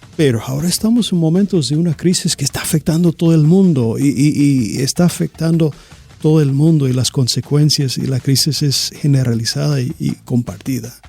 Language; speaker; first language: Spanish; non-native, fluent; English